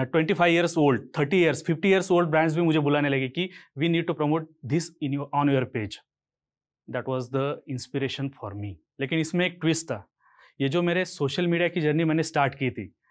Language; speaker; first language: Hindi; non-native, local second language; Marathi